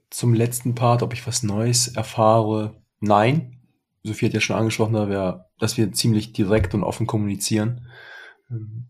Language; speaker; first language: German; early bilingual, other home language; Russian